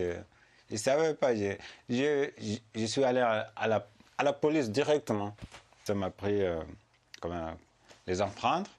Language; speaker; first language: French; non-native, learner; Arabic